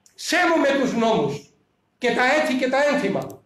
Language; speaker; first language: Greek; non-native, fluent; Urdu